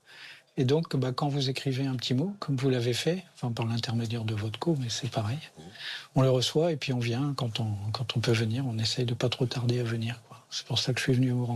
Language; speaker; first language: French; native; French